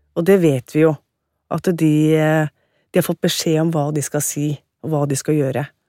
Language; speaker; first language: Norwegian; native; Norwegian